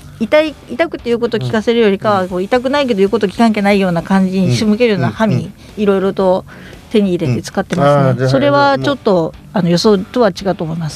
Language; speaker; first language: Japanese; native; Japanese